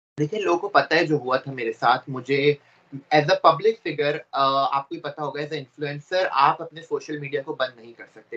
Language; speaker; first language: Urdu; native; Urdu